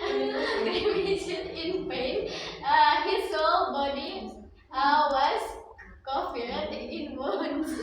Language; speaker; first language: English; non-native, learner; Indonesian